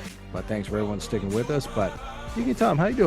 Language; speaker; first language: English; native; English